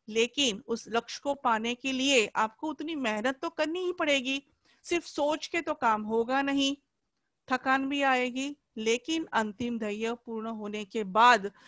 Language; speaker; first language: Hindi; non-native, local second language; Marathi